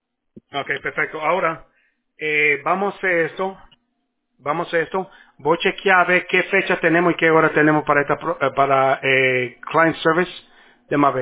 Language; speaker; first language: Spanish; early bilingual, heritage; Spanish